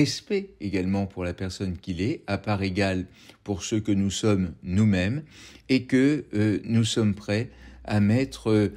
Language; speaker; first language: French; native; French